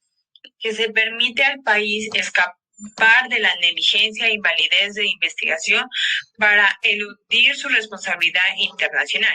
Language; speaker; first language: Spanish; native; Spanish